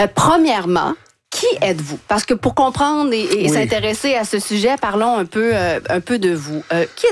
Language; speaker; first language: French; native; French